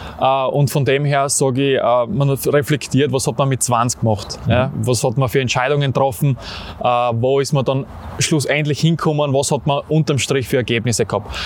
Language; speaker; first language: German; native; German